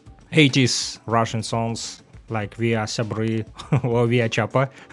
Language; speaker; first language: English; non-native, learner; Russian